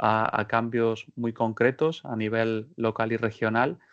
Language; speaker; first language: Spanish; native; Spanish